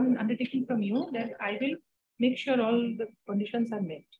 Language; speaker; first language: English; non-native, local second language; Bangla